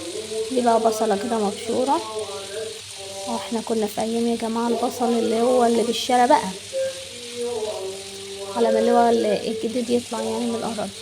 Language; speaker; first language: Arabic; native; Arabic